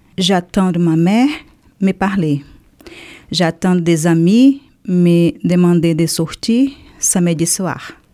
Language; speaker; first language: French; non-native, learner; Portuguese